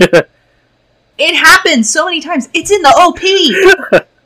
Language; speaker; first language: English; native; English